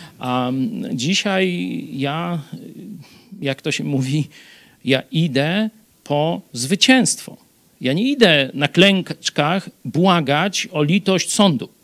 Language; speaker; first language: Polish; native; Polish